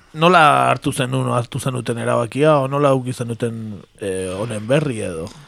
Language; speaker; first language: Basque; native; Basque